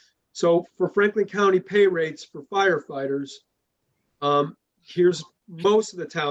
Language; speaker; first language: English; native; English